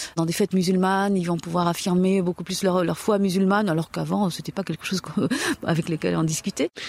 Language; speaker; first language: French; native; French